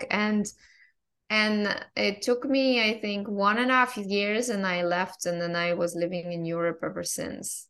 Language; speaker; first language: English; non-native, fluent; Russian